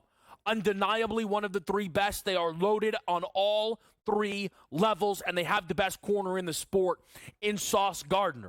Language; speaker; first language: English; native; English